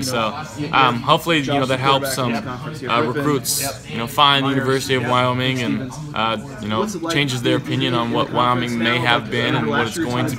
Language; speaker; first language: English; native; English